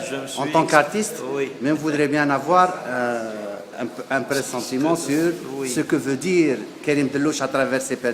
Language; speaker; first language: French; non-native, local second language; Arabic